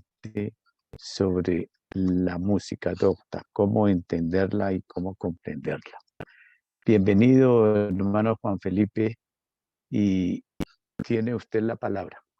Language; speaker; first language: Spanish; native; Spanish